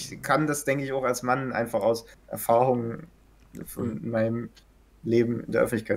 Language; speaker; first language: German; native; German